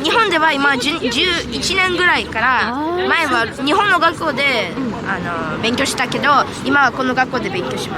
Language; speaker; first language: Japanese; non-native, learner; Russian